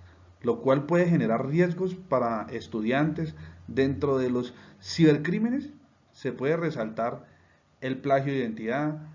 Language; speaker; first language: Spanish; native; Spanish